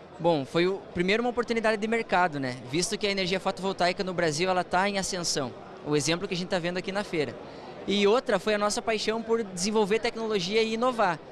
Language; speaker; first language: Portuguese; native; Portuguese